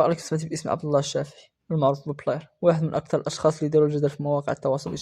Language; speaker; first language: Arabic; native; Arabic